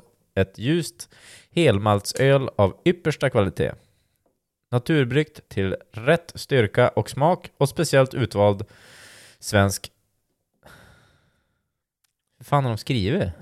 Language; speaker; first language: Swedish; native; Swedish